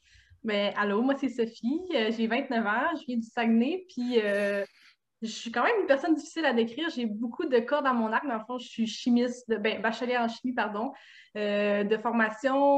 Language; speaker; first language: French; native; French